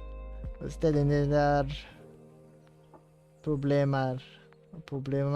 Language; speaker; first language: Spanish; non-native, learner; English